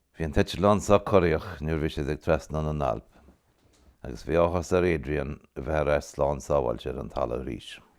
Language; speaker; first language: Irish; native; Irish